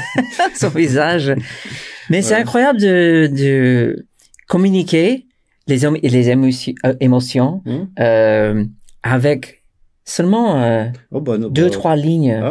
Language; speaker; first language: French; non-native, fluent; English